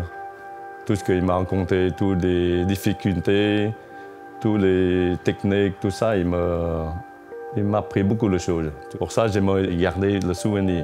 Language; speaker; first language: French; non-native, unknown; Chinese